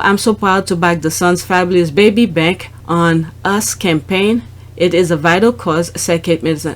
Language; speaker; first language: English; non-native, fluent; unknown